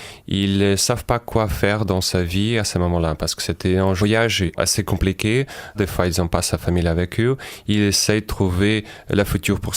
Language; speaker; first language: French; non-native, fluent; Ukrainian